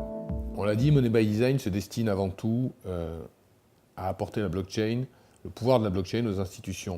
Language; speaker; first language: French; native; French